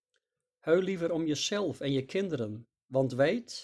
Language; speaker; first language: Dutch; native; Dutch